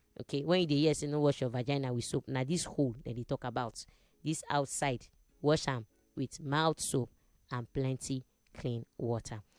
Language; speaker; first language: Nigerian Pidgin; non-native, local second language; Igbo